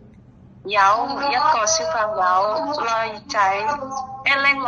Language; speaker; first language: Cantonese; non-native, learner; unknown